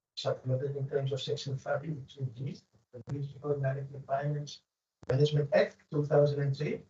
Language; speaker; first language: English; non-native, local second language; Afrikaans